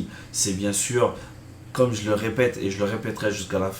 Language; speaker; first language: French; native; French